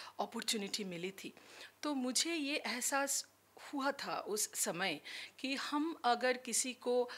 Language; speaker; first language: Hindi; non-native, local second language; Bangla